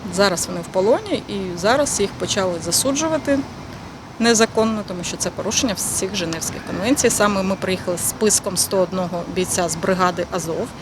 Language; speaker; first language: Ukrainian; non-native, local second language; Russian